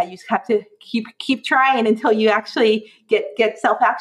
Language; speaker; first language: English; native; English